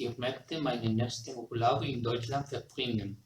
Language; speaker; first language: German; non-native, learner; Spanish